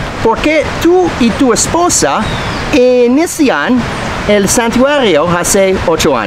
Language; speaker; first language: Spanish; non-native, learner; English